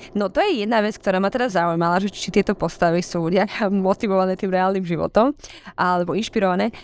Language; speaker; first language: Slovak; native; Slovak